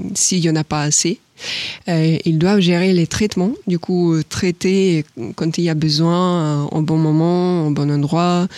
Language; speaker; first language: French; non-native, fluent; Ukrainian